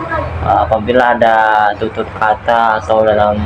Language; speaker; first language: Indonesian; native; Indonesian